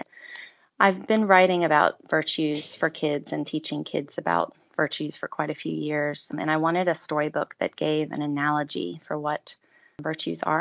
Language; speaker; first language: English; native; English